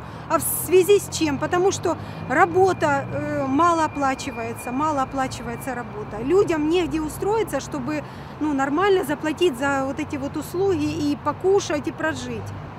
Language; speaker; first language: Russian; native; Russian